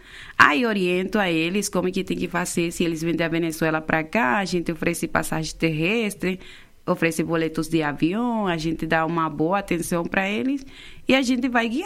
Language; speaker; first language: Portuguese; non-native, fluent; Spanish